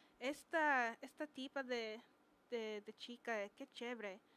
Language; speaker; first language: Spanish; non-native, learner; English